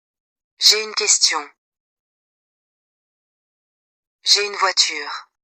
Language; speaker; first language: French; non-native, local second language; Wolof